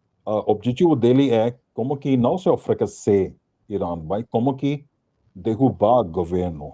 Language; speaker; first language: Portuguese; non-native, fluent; Hindi